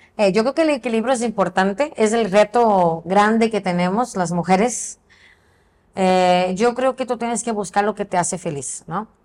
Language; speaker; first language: Spanish; non-native, fluent; Portuguese